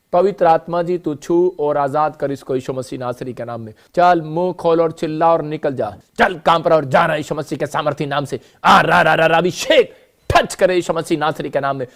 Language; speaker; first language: Hindi; non-native, local second language; Punjabi